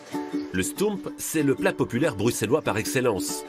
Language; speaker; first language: French; native; French